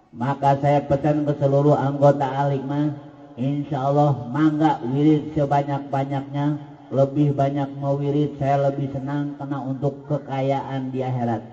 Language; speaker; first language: Indonesian; non-native, local second language; Sundanese